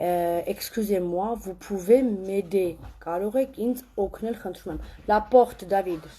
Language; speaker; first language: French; non-native, fluent; Armenian